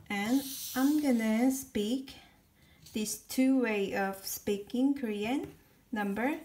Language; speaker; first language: English; non-native, learner; Korean